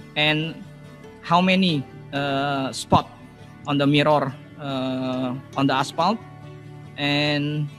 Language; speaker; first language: English; non-native, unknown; Indonesian